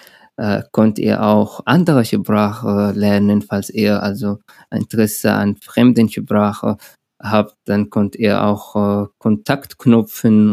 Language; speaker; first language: German; non-native, learner; Arabic